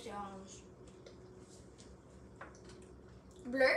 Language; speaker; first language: French; non-native, local second language; English